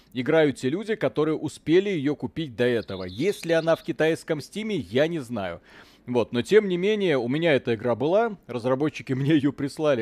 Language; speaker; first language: Russian; native; Russian